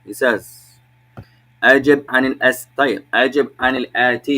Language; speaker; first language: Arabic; non-native, fluent; English